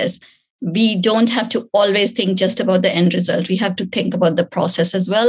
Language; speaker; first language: English; non-native, local second language; Hindi